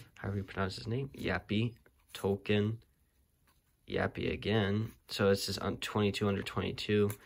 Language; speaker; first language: English; native; English